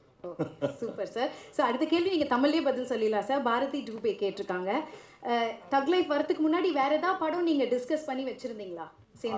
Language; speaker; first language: Tamil; native; Tamil